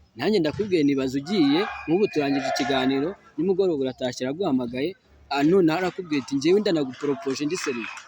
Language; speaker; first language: Kinyarwanda; native; Kinyarwanda